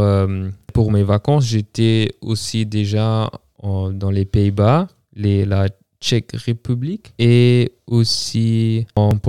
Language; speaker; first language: French; non-native, fluent; German